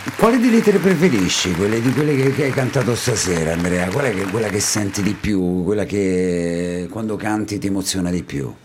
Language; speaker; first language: Italian; native; Italian